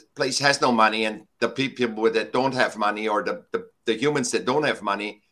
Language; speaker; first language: English; non-native, fluent; German